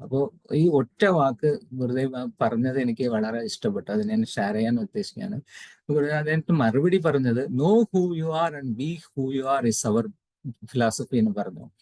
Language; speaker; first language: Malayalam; non-native, local second language; Tamil